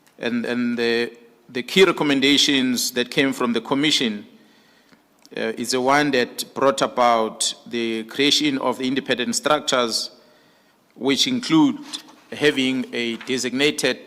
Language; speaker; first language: English; non-native, local second language; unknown